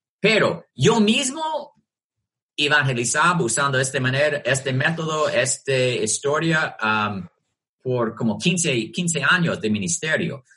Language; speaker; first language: Spanish; non-native, fluent; English